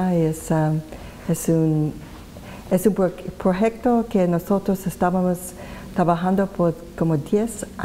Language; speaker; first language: Spanish; non-native, learner; English